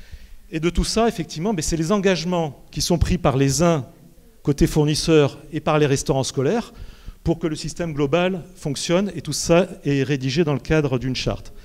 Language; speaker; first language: French; native; French